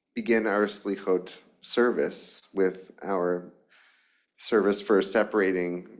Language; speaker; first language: English; native; English